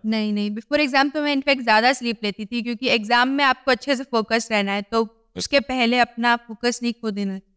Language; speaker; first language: Hindi; native; Hindi